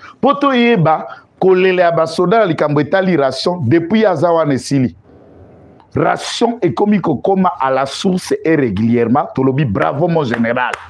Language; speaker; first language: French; non-native, local second language; Lingala